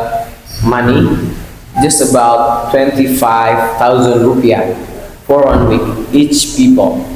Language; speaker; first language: English; non-native, learner; Indonesian